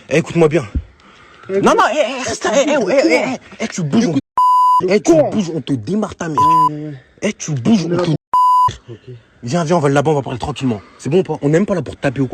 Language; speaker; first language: French; native; French